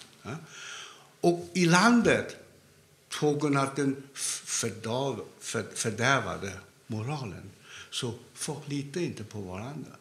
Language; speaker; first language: Swedish; non-native, fluent; Cantonese